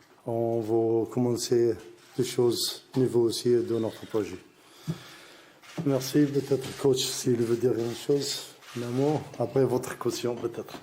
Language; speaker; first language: French; non-native, learner; Arabic